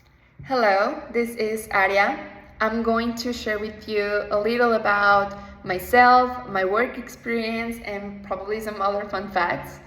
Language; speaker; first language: English; non-native, fluent; Spanish